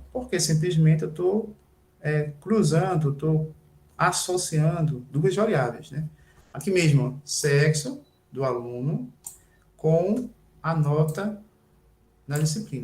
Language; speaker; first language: Portuguese; native; Portuguese